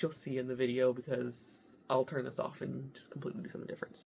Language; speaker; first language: English; native; English